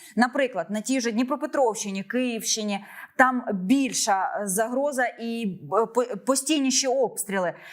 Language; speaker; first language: Ukrainian; native; Ukrainian